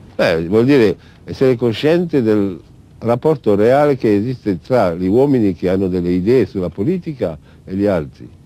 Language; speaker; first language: Italian; non-native, fluent; Arabic